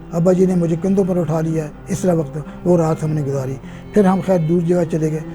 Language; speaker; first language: Urdu; non-native, local second language; Punjabi